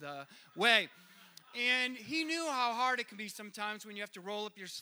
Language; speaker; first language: English; native; English